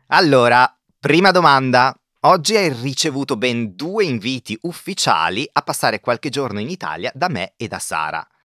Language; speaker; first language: Italian; native; Italian